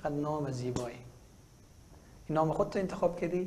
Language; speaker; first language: Persian; native; Persian